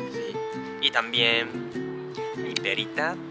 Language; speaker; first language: Spanish; non-native, learner; Japanese